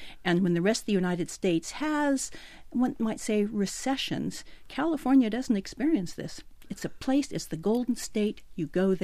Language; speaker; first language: English; native; English